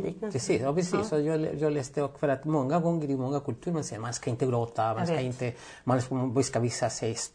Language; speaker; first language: Swedish; non-native, fluent; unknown